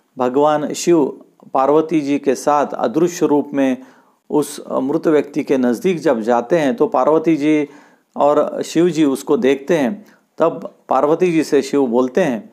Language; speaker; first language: Hindi; non-native, local second language; Marathi